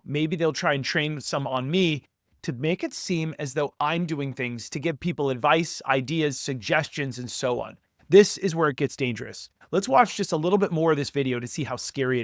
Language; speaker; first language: English; native; English